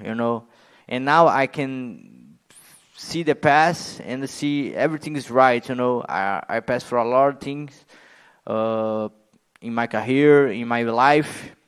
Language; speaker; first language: English; non-native, learner; Portuguese